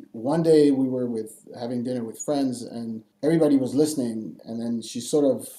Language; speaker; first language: English; non-native, fluent; French